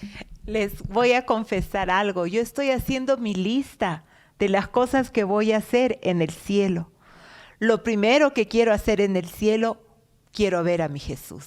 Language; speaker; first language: Spanish; native; Spanish